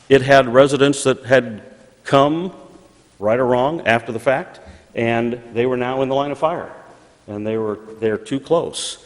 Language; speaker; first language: English; native; English